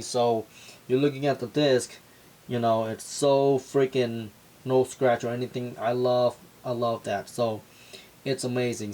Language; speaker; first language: English; non-native, fluent; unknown